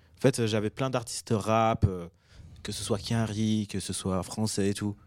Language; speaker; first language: French; early bilingual, other home language; Arabic